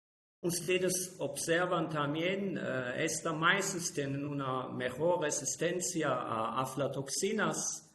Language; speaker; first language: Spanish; non-native, fluent; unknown